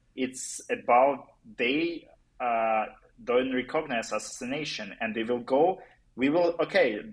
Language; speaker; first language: English; non-native, fluent; Ukrainian